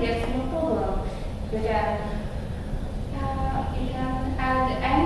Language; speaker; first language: English; non-native, learner; Indonesian